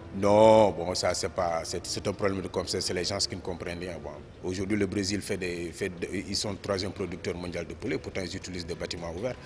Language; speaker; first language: French; non-native, local second language; Wolof